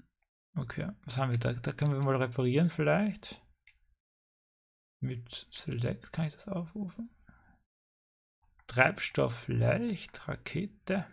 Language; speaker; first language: German; native; German